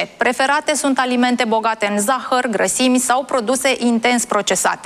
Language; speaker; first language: Romanian; native; Romanian